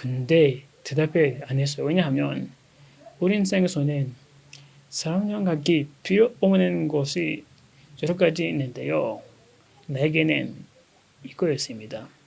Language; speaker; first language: Korean; non-native, fluent; Kinyarwanda